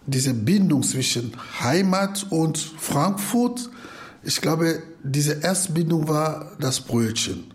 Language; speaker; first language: German; non-native, fluent; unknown